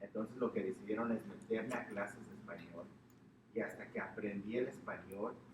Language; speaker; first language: Spanish; early bilingual, heritage; Spanish